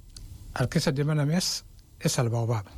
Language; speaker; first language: Catalan; non-native, fluent; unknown